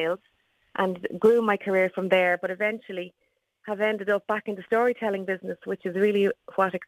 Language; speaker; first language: English; native; English